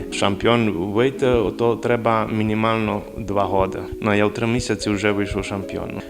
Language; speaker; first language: Ukrainian; early bilingual, heritage; Rusyn